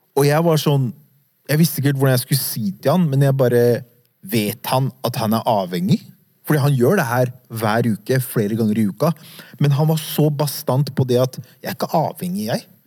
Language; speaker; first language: Norwegian; early bilingual, other home language; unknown